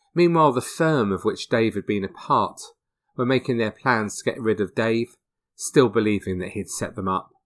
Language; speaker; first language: English; native; English